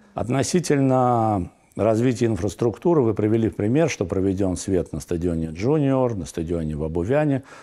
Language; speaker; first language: Russian; non-native, local second language; Armenian